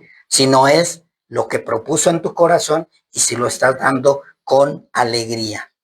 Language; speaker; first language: Spanish; native; Spanish